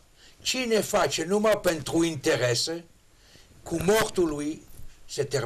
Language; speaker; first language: Romanian; non-native, learner; French